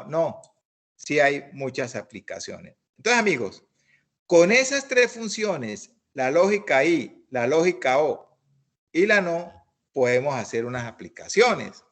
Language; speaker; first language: Spanish; native; Spanish